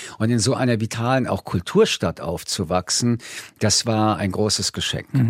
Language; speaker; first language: German; early bilingual, other home language; French